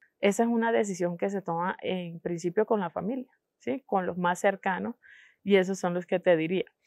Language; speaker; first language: Spanish; non-native, local second language; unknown